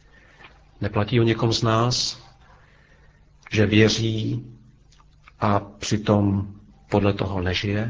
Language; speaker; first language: Czech; native; Czech